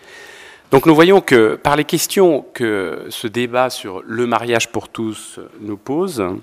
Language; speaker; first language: French; native; French